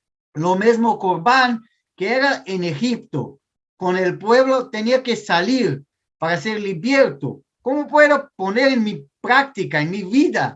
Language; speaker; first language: Spanish; non-native, fluent; Portuguese